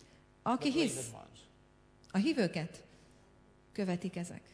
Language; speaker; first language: Hungarian; native; Hungarian